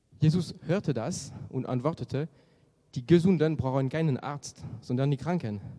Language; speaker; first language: German; non-native, fluent; French